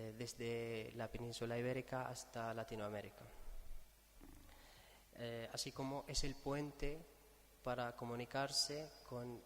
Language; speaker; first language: Spanish; non-native, fluent; Arabic